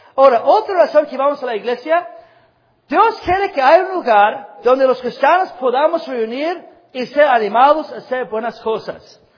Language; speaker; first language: Spanish; non-native, fluent; English